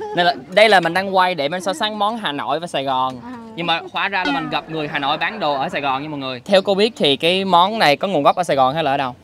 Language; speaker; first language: Vietnamese; non-native, fluent; English